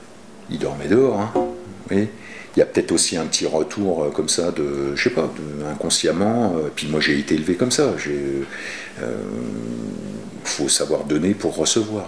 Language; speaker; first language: French; native; French